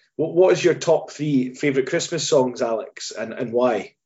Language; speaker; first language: English; native; English